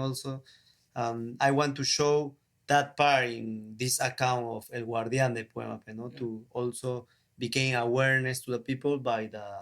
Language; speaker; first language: English; non-native, learner; Spanish